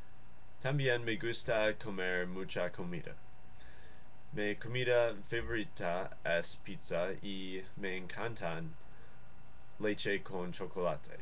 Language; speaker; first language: Spanish; non-native, learner; English